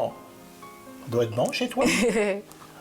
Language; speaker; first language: French; native; French